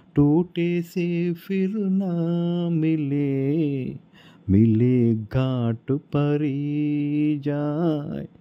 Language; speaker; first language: Hindi; non-native, local second language; Telugu